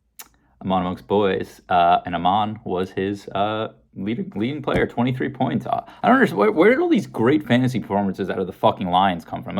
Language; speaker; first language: English; native; English